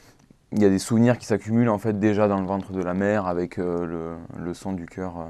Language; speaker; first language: French; native; French